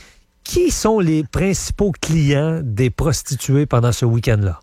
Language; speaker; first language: French; native; French